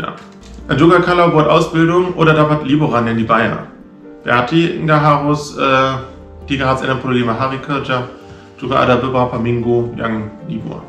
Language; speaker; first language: Indonesian; non-native, learner; German